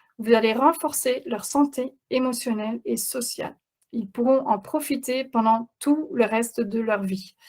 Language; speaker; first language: French; non-native, fluent; Dutch